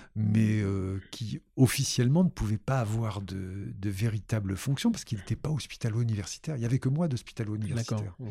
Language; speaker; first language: French; native; French